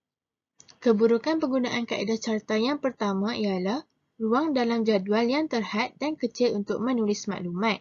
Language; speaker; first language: Malay; native; Malay